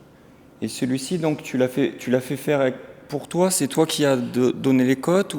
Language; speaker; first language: French; native; French